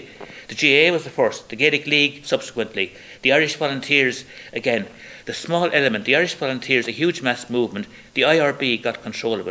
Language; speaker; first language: English; native; English